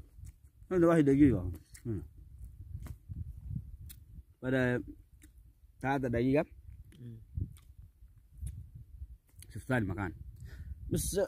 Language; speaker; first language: Arabic; non-native, learner; Indonesian